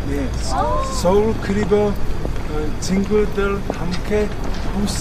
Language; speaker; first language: Korean; non-native, learner; Croatian